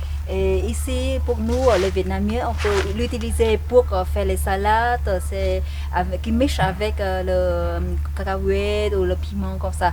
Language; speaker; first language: French; non-native, fluent; Vietnamese